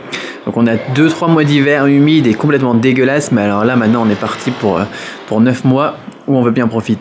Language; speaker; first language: French; native; French